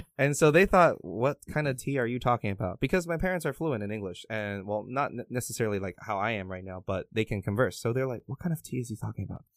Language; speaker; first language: English; early bilingual, other home language; Chinese